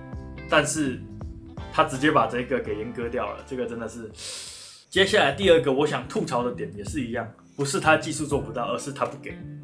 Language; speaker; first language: Chinese; native; Chinese